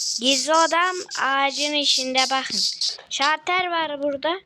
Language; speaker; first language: Turkish; native; Turkish